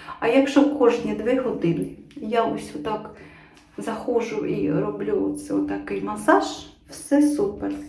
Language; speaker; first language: Ukrainian; non-native, local second language; Russian